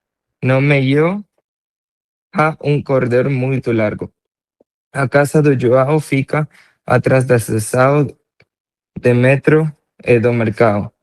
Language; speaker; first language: Portuguese; non-native, learner; Spanish